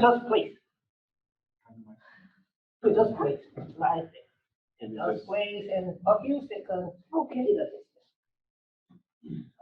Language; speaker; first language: English; non-native, learner; Korean